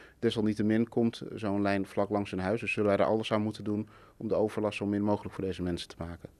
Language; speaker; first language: Dutch; native; Dutch